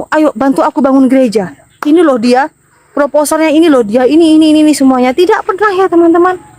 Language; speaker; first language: Indonesian; non-native, local second language; Madurese